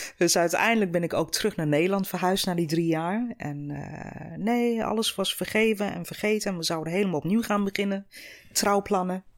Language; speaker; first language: Dutch; non-native, fluent; English